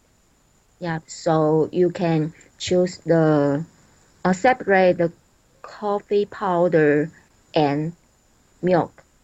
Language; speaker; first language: English; non-native, learner; Chinese